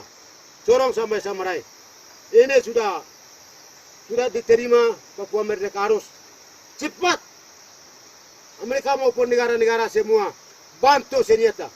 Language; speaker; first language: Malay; non-native, local second language; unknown